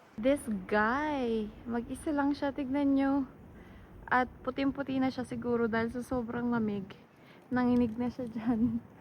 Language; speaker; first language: Filipino; native; Filipino